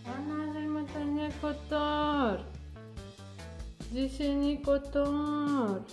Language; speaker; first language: Indonesian; non-native, learner; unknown